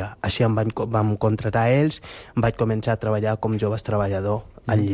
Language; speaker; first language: Catalan; non-native, fluent; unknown